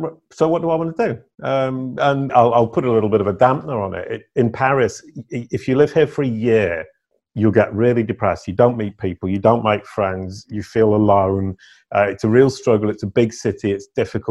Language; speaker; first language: English; native; English